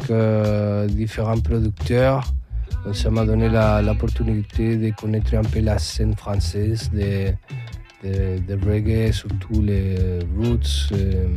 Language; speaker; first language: French; non-native, fluent; Spanish